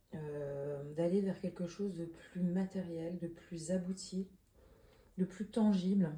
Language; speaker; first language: French; native; French